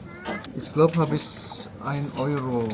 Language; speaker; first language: German; non-native, learner; Indonesian